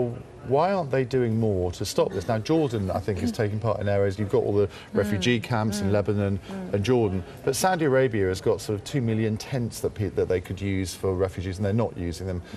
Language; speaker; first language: English; native; English